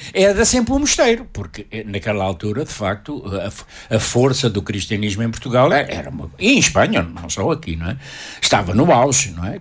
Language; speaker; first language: Portuguese; native; Portuguese